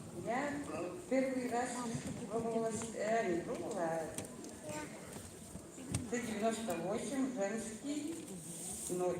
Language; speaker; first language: Russian; non-native, local second language; Yakut